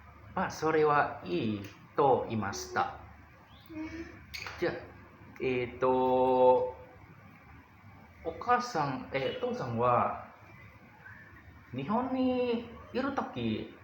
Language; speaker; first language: Japanese; non-native, learner; Indonesian